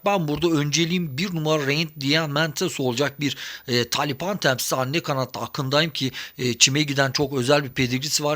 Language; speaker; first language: Turkish; native; Turkish